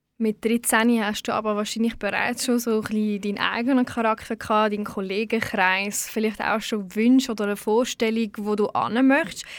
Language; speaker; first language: German; early bilingual, other home language; Swiss German